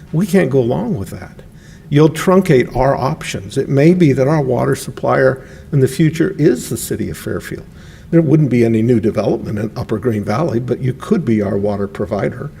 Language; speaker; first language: English; native; English